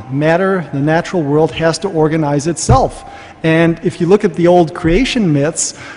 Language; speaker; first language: English; native; English